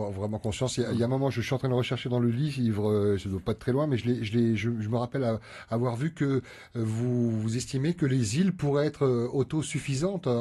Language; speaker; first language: French; native; French